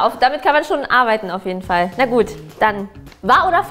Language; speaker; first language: German; native; German